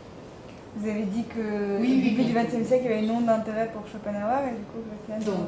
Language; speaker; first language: French; native; French